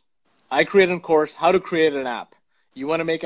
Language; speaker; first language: English; non-native, local second language; Punjabi